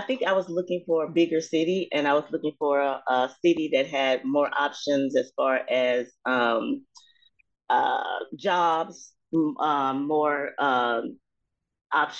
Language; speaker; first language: English; native; English